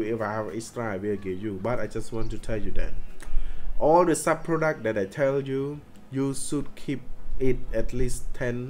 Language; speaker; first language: English; non-native, learner; Khmer